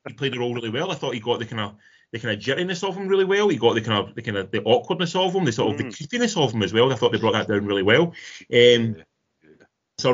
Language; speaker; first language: English; native; English